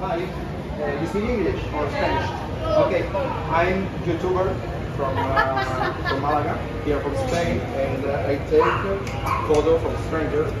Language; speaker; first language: English; non-native, learner; Italian